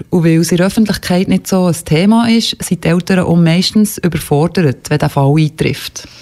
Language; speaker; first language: German; native; German